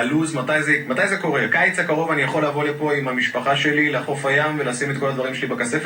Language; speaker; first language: Hebrew; native; Hebrew